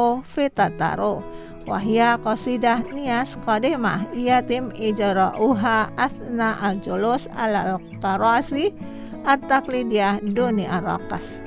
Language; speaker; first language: Arabic; non-native, fluent; Indonesian